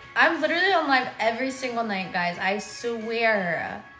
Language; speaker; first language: English; native; English